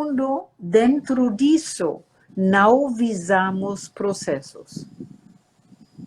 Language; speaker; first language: Portuguese; non-native, fluent; German